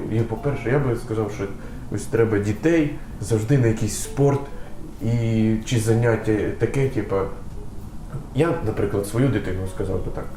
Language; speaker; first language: Ukrainian; non-native, local second language; Russian